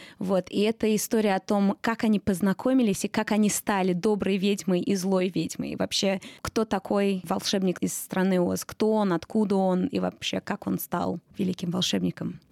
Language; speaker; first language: Russian; early bilingual, heritage; Russian